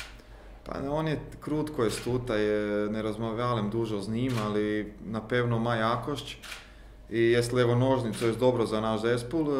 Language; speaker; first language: Polish; non-native, learner; Croatian